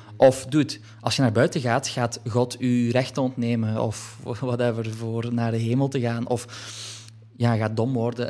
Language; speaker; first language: Dutch; early bilingual, other home language; Polish